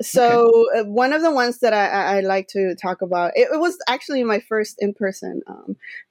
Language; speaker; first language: English; native; English